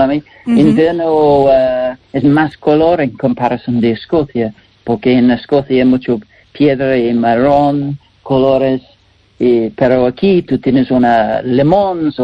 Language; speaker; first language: Spanish; non-native, learner; English